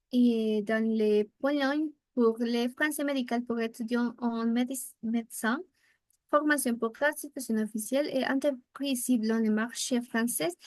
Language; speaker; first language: French; non-native, learner; Spanish